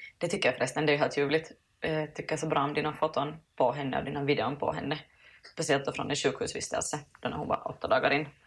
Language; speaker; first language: Swedish; native; Swedish